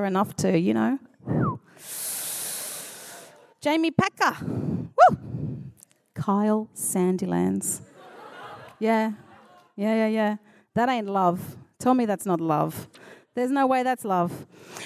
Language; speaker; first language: English; native; English